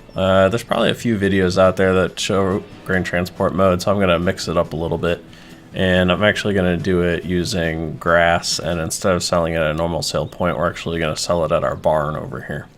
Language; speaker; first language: English; native; English